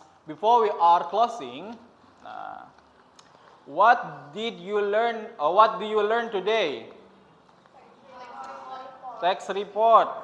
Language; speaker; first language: English; non-native, learner; Indonesian